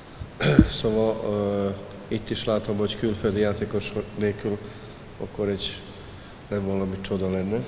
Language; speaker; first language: Hungarian; non-native, fluent; Serbian